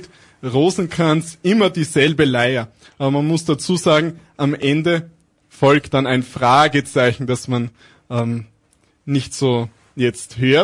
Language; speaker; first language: German; native; German